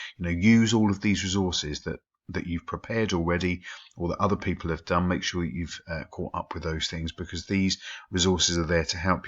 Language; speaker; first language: English; native; English